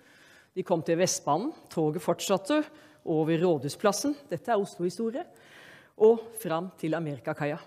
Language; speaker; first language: Norwegian; native; Norwegian